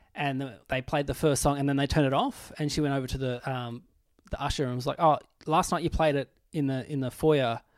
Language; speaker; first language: English; native; English